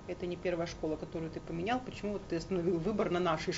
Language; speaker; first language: Russian; native; Russian